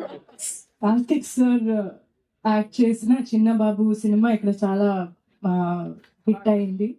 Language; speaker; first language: Telugu; non-native, fluent; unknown